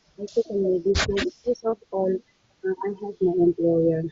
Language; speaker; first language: English; non-native, learner; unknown